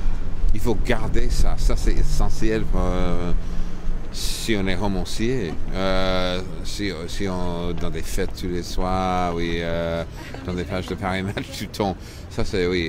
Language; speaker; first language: French; non-native, fluent; English